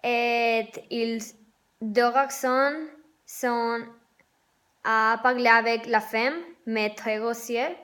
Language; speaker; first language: French; non-native, learner; Spanish